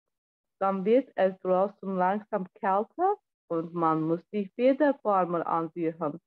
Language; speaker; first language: German; non-native, learner; Turkish